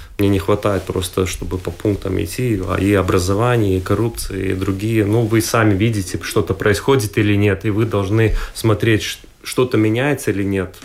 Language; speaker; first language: Russian; non-native, local second language; Latvian